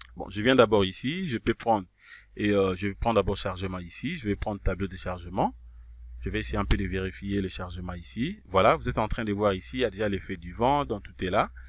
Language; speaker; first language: French; non-native, local second language; Kongo